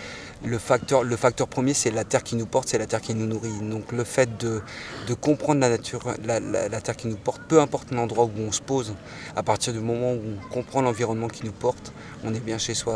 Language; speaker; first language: French; native; French